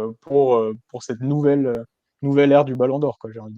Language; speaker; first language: French; native; French